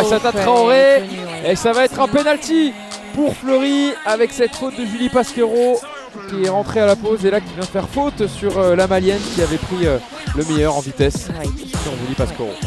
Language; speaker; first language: French; native; French